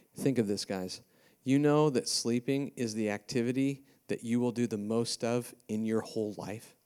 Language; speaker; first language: English; native; English